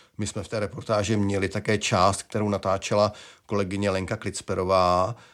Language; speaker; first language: Czech; native; Czech